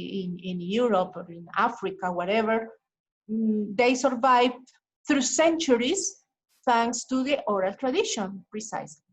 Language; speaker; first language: English; non-native, fluent; Spanish